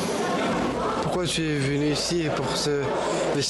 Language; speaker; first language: French; non-native, local second language; Arabic